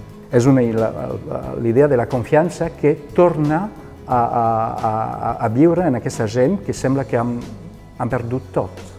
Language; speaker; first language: Catalan; non-native, fluent; French